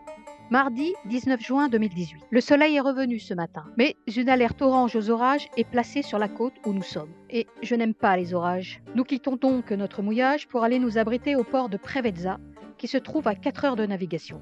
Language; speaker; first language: French; native; French